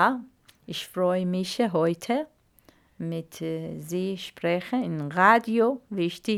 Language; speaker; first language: German; non-native, learner; Arabic